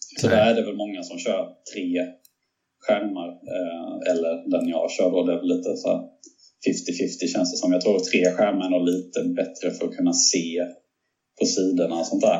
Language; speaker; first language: Swedish; native; Swedish